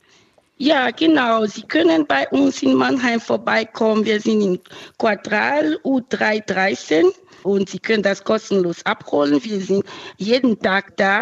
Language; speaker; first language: German; non-native, fluent; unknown